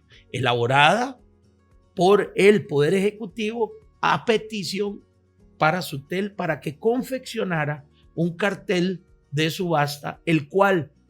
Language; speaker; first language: Spanish; native; Spanish